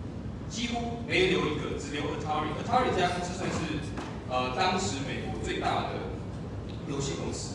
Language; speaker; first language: Chinese; native; Chinese